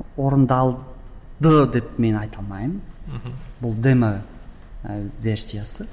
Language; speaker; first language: Kazakh; early bilingual, heritage; Kazakh